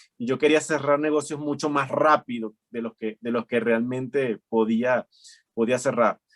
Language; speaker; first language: Spanish; native; Spanish